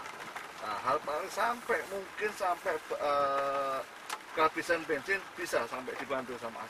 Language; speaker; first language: Indonesian; native; Indonesian